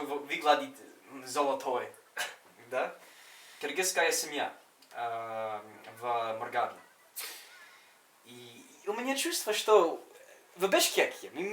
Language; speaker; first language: Russian; non-native, fluent; English